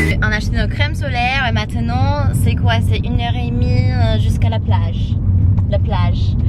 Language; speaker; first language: French; non-native, fluent; English